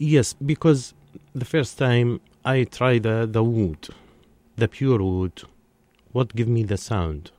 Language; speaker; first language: English; non-native, learner; Arabic